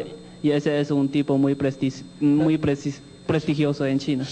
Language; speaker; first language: Spanish; non-native, local second language; Chinese